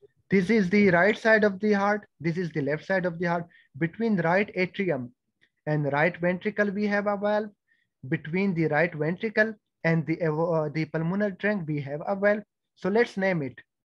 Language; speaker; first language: English; non-native, fluent; Persian